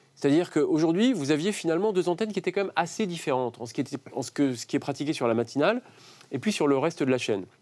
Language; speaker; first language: French; native; French